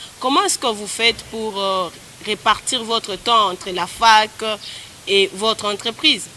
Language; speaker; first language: French; non-native, local second language; Swahili